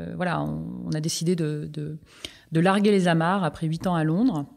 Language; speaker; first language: French; native; French